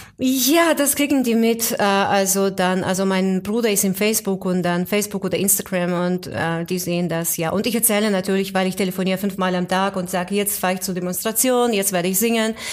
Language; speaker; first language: German; non-native, fluent; Ukrainian